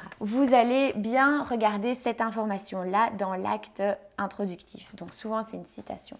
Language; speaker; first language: French; native; French